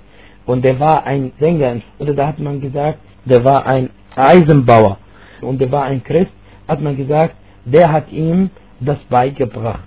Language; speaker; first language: German; non-native, fluent; Arabic